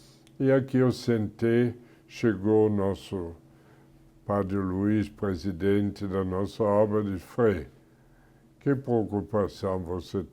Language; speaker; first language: Portuguese; non-native, fluent; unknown